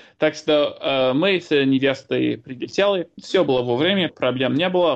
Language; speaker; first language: Russian; non-native, fluent; English